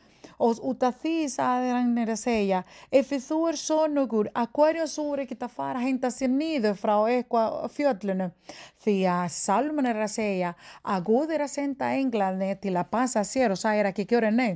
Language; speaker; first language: Icelandic; non-native, learner; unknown